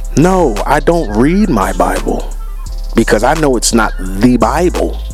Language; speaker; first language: English; native; English